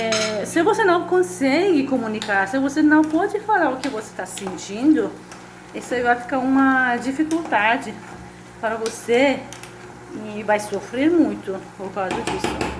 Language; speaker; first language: Portuguese; non-native, fluent; Persian